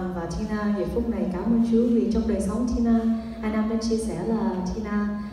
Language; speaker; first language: Vietnamese; early bilingual, heritage; Vietnamese